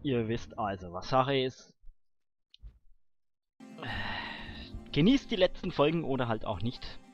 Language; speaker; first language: German; native; German